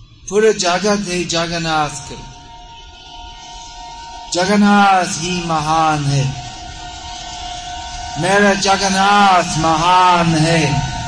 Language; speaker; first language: Hindi; non-native, fluent; English